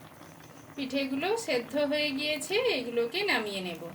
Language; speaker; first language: Bangla; native; Bangla